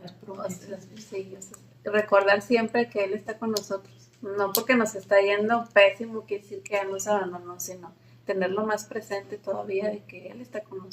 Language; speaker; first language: Spanish; native; Spanish